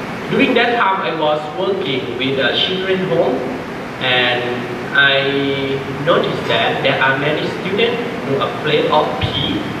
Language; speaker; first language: English; non-native, fluent; Thai